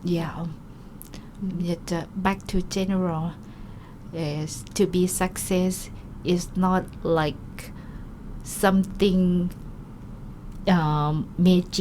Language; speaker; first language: English; non-native, learner; Thai